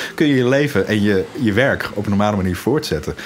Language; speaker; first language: Dutch; native; Dutch